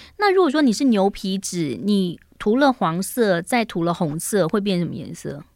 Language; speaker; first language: Chinese; native; Chinese